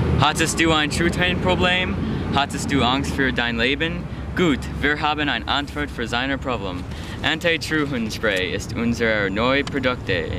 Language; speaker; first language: German; non-native, learner; English